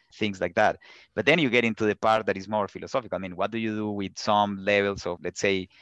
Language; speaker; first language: English; non-native, fluent; Spanish